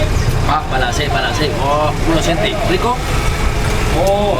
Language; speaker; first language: Spanish; native; Spanish